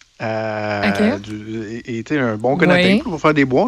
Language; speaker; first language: French; native; French